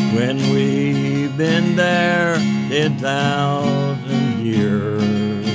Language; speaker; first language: English; native; English